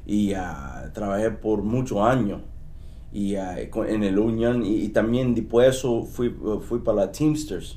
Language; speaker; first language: Spanish; early bilingual, heritage; Spanish